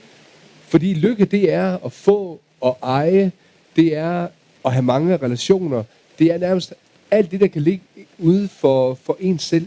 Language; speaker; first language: Danish; native; Danish